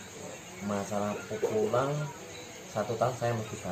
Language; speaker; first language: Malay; non-native, local second language; Javanese